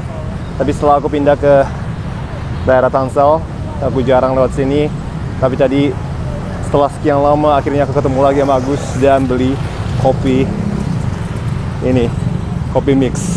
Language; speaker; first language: Indonesian; non-native, fluent; Japanese